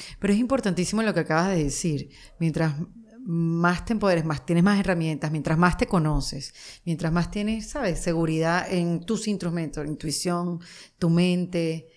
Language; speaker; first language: Spanish; native; Spanish